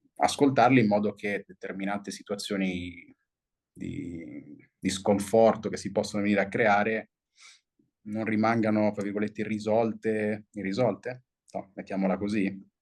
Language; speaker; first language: Italian; early bilingual, heritage; Italian